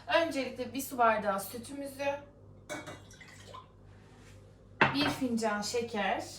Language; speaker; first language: Turkish; native; Turkish